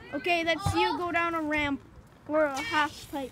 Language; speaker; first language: English; native; English